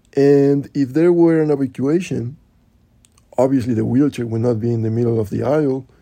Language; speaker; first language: English; non-native, fluent; Spanish